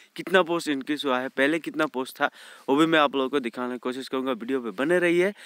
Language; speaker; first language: Hindi; non-native, local second language; Assamese